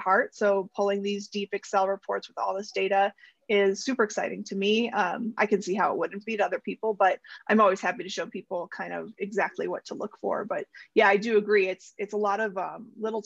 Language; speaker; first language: English; native; English